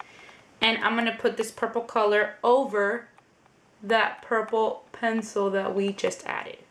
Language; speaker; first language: English; native; English